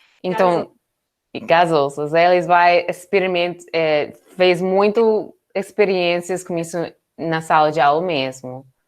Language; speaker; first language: Portuguese; non-native, learner; English